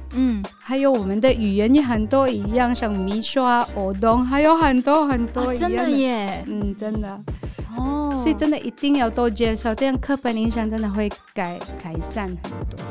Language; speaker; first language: Chinese; non-native, fluent; Filipino